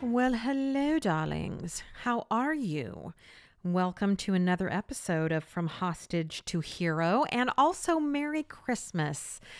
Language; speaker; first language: English; native; English